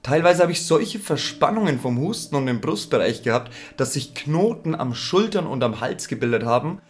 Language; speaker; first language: German; native; German